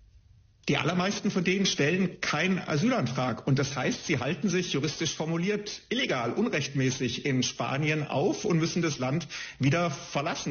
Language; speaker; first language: German; native; German